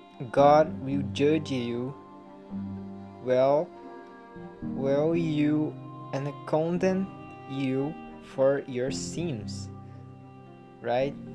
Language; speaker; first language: English; non-native, learner; Portuguese